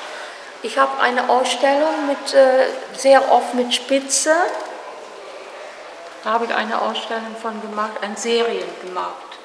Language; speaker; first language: German; non-native, learner; Dutch